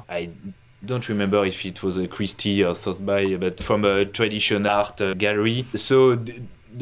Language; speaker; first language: English; non-native, fluent; French